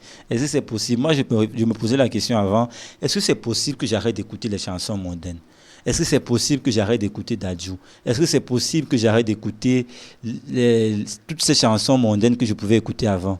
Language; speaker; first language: French; non-native, local second language; Lingala